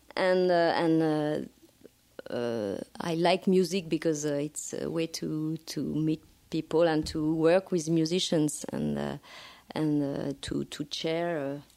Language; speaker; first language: English; non-native, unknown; French